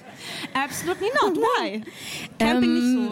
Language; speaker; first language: German; native; German